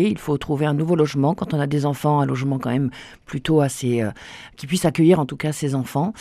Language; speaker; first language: French; native; French